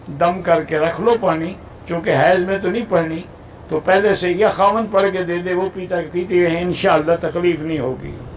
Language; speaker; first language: Urdu; non-native, local second language; Punjabi